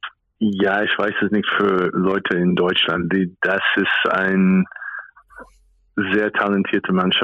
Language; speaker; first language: German; non-native, fluent; English